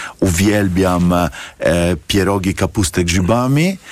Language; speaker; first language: Polish; non-native, learner; Italian